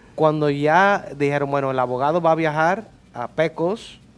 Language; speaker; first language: Spanish; early bilingual, heritage; Spanish